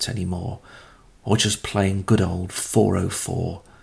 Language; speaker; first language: English; native; English